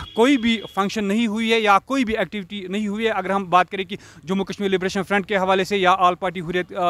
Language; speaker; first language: Hindi; non-native, local second language; Kashmiri